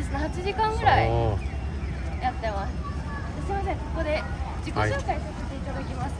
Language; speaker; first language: Japanese; native; Japanese